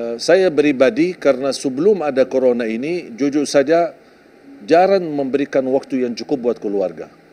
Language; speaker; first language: Indonesian; non-native, fluent; Arabic